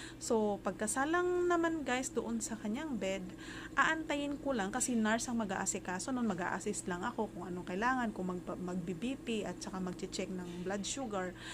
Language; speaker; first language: Filipino; non-native, local second language; Cebuano